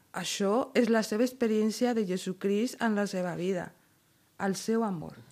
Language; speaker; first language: Catalan; non-native, fluent; Spanish